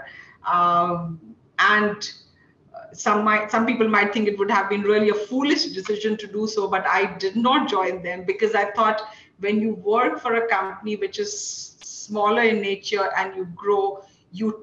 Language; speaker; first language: English; non-native, local second language; Hindi